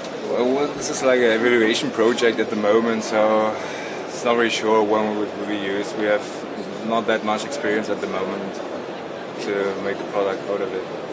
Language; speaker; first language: English; non-native, fluent; German